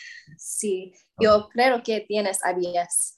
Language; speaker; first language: Spanish; non-native, learner; English